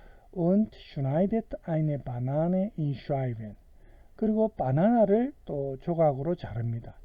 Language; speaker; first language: German; non-native, fluent; Korean